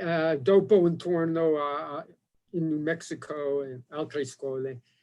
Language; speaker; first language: Italian; non-native, fluent; English